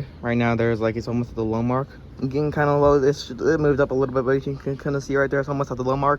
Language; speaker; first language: English; native; English